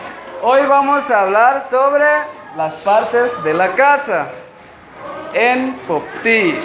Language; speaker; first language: Spanish; non-native, local second language; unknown